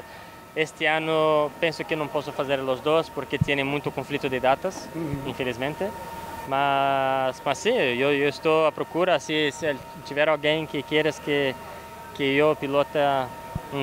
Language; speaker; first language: Spanish; non-native, learner; Portuguese